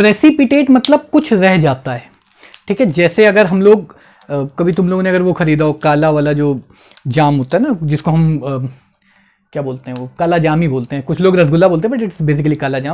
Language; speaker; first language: Hindi; native; Hindi